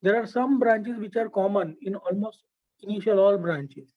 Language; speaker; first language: English; non-native, local second language; Gujarati